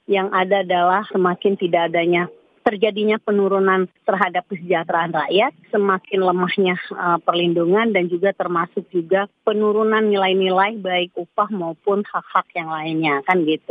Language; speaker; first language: Indonesian; native; Indonesian